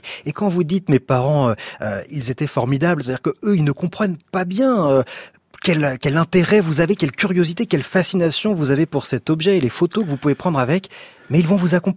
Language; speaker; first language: French; native; French